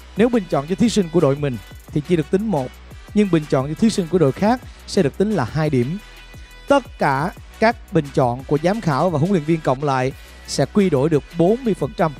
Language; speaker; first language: Vietnamese; native; Vietnamese